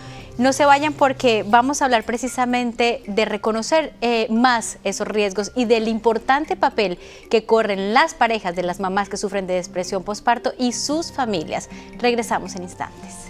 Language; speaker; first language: Spanish; native; Spanish